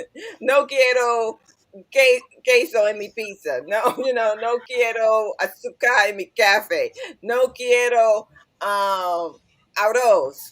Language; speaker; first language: Spanish; non-native, learner; English